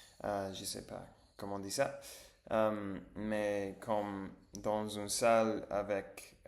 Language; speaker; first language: French; non-native, learner; English